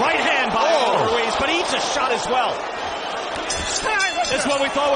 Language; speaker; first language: English; native; English